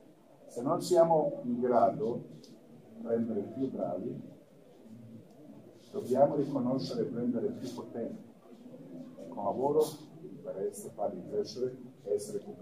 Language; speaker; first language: Italian; non-native, fluent; Croatian